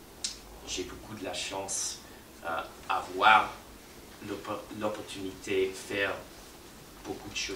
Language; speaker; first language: French; non-native, fluent; English